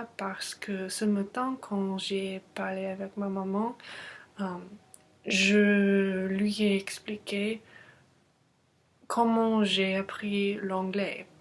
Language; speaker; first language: French; non-native, learner; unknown